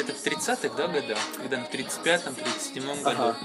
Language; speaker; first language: Russian; native; Russian